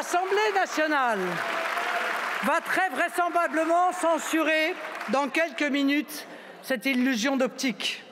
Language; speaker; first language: French; native; French